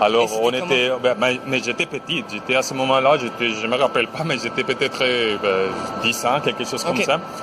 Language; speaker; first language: French; non-native, fluent; Spanish